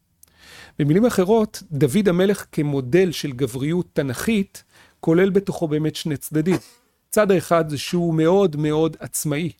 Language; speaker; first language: Hebrew; native; Hebrew